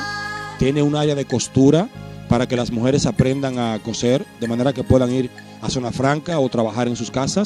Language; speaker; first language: Spanish; native; Spanish